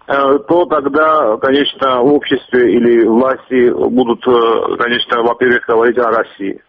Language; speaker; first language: Russian; non-native, fluent; Georgian